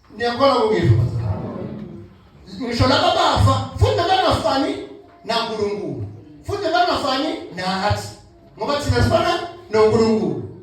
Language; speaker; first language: Zulu; non-native, local second language; Swati